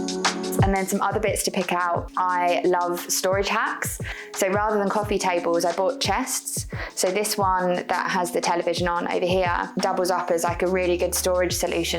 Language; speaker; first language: English; native; English